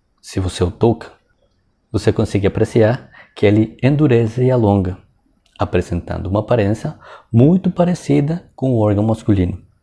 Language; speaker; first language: Portuguese; non-native, fluent; Spanish